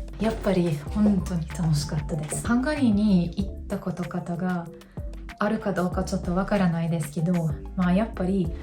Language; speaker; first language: Japanese; non-native, fluent; Hungarian